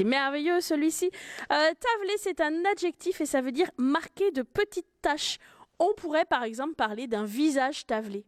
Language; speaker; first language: French; native; French